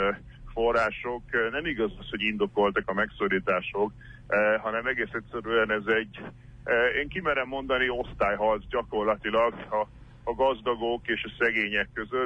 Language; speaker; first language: Hungarian; native; Hungarian